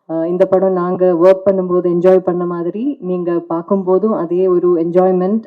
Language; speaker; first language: Tamil; non-native, fluent; Malayalam